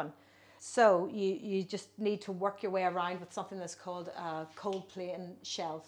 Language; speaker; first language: English; native; English